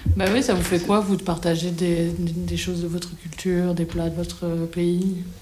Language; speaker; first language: French; native; French